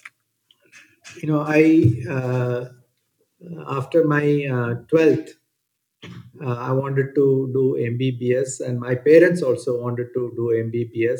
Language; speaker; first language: English; non-native, local second language; Malayalam